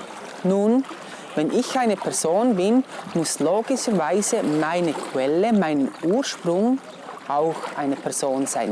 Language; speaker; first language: German; non-native, fluent; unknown